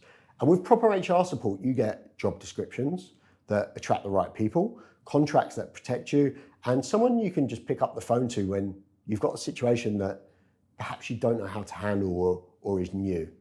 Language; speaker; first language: English; native; English